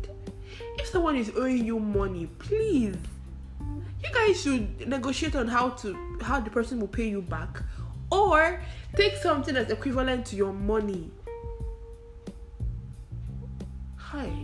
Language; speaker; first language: English; non-native, local second language; Igbo